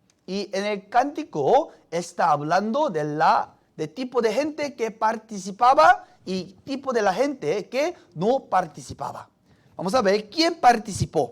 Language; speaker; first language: Spanish; non-native, fluent; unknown